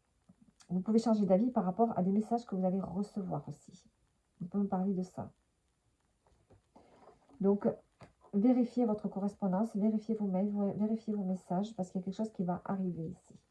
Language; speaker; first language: French; native; French